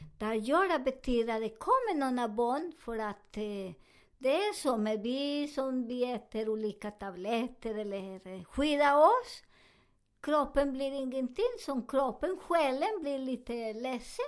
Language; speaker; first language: Swedish; non-native, learner; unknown